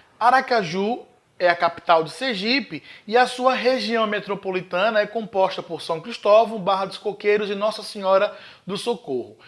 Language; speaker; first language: Portuguese; native; Portuguese